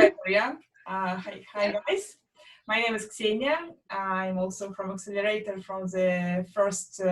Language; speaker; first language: English; non-native, learner; Russian